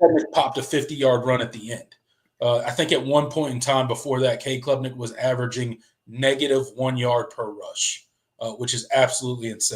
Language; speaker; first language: English; native; English